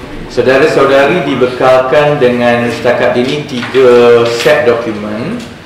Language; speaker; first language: Malay; native; Malay